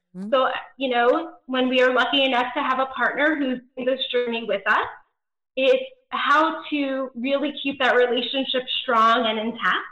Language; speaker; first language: English; native; English